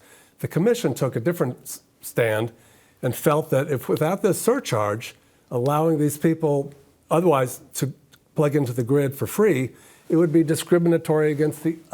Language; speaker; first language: English; native; English